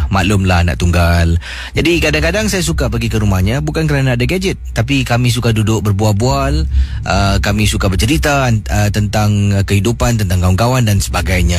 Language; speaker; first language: Malay; native; Malay